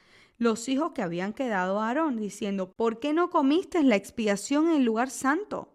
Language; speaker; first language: Spanish; native; Spanish